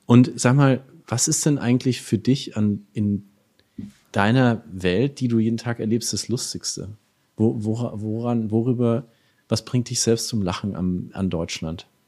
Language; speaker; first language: German; native; German